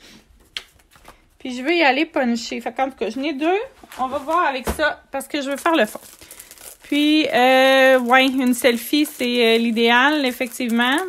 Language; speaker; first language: French; native; French